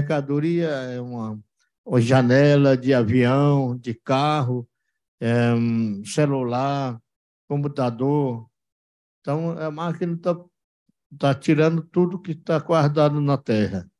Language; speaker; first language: Portuguese; non-native, local second language; Yanomámi